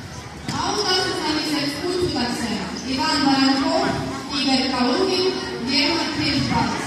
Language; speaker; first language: Russian; native; Russian